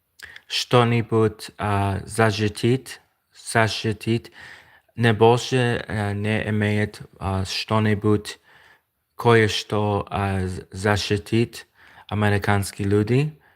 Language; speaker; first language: Russian; non-native, learner; English